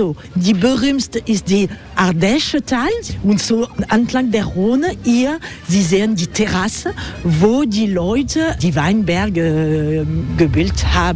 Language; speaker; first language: German; non-native, learner; French